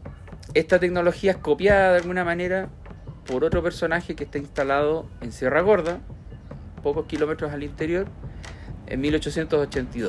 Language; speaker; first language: Spanish; native; Spanish